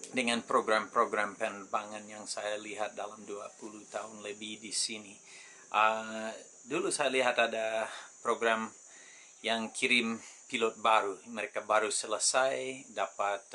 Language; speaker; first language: Indonesian; non-native, fluent; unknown